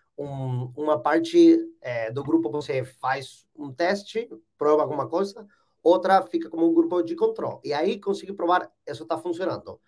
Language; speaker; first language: Portuguese; non-native, fluent; Spanish